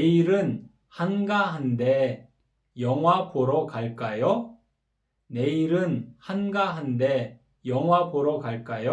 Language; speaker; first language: Korean; non-native, fluent; Kyrgyz